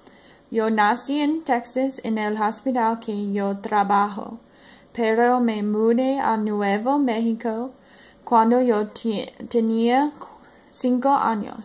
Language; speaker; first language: Spanish; non-native, learner; English